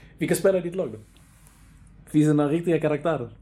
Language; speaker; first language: Swedish; early bilingual, other home language; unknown